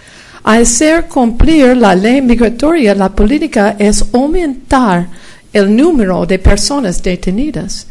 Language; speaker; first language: Spanish; non-native, fluent; English